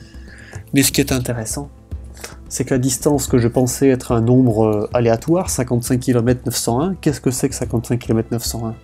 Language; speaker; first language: French; native; French